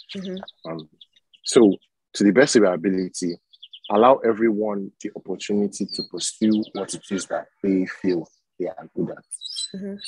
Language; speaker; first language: English; non-native, local second language; Yoruba